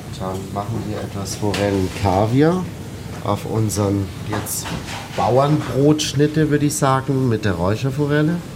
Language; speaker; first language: German; non-native, fluent; Arabic